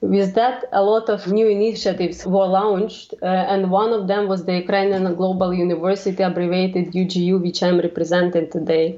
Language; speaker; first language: English; non-native, fluent; Ukrainian